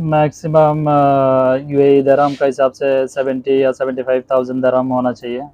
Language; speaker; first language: Urdu; non-native, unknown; Bangla